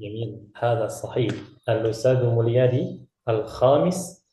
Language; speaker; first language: Arabic; non-native, fluent; Indonesian